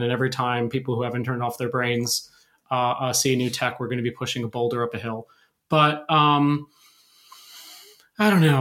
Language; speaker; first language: English; native; English